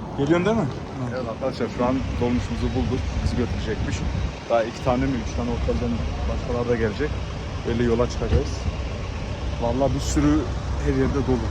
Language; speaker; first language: Turkish; early bilingual, heritage; Turkish